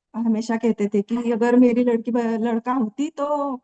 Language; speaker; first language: Hindi; non-native, local second language; Marathi